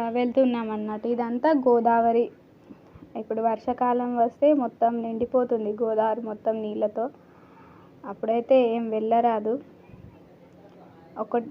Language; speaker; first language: Telugu; non-native, learner; Marathi